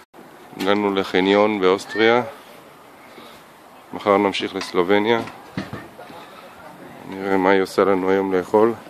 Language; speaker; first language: Hebrew; native; Hebrew